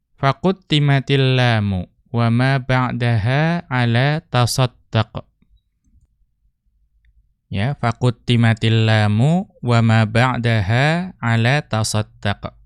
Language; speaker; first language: Arabic; non-native, fluent; Indonesian